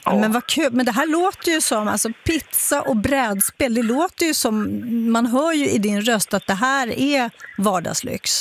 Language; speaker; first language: Swedish; native; Swedish